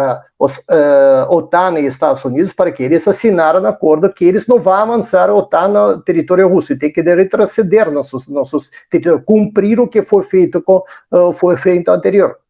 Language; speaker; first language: Portuguese; non-native, fluent; Russian